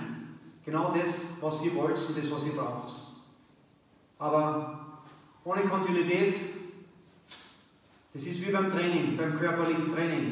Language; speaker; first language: German; native; German